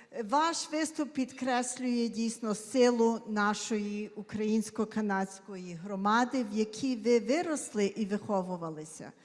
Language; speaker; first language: Ukrainian; early bilingual, heritage; Ukrainian